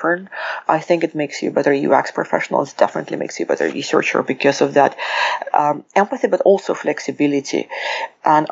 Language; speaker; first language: English; non-native, fluent; Russian